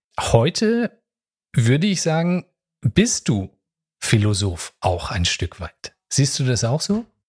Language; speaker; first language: German; native; German